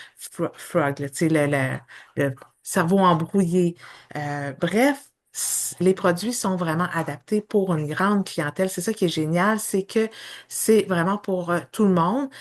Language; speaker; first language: French; native; French